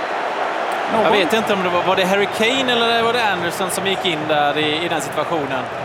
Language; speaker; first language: Swedish; native; Swedish